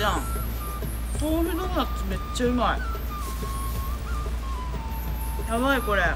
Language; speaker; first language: Japanese; native; Japanese